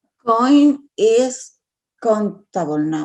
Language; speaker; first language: English; non-native, learner; Spanish